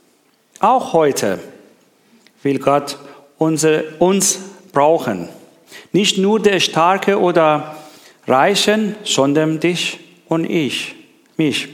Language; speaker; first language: German; non-native, learner; Persian